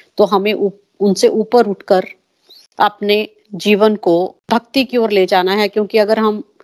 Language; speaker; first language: Hindi; native; Hindi